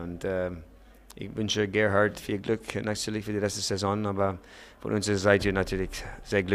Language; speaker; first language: German; non-native, fluent; English